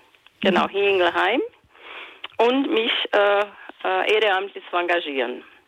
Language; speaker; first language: German; non-native, fluent; Portuguese